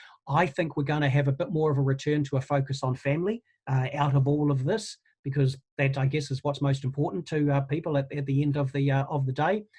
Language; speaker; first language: English; native; English